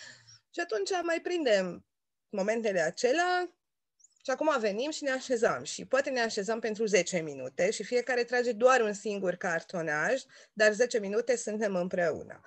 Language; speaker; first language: Romanian; non-native, local second language; Hungarian